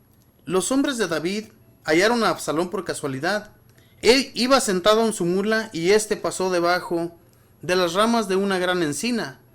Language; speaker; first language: Spanish; native; Spanish